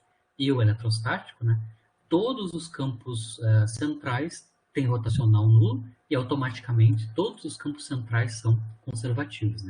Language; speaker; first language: Portuguese; native; Portuguese